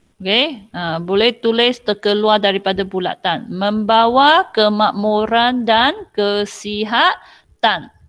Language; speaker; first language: Malay; non-native, local second language; Chinese